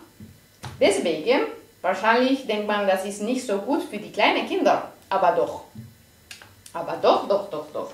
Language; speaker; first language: German; non-native, fluent; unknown